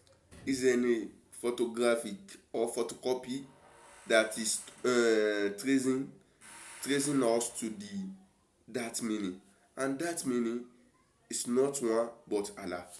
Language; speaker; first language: English; non-native, local second language; Yoruba